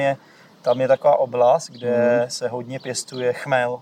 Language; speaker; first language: Czech; native; Czech